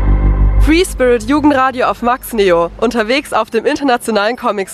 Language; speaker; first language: German; native; German